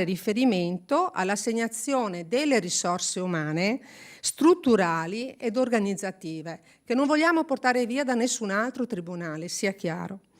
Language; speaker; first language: Italian; native; Italian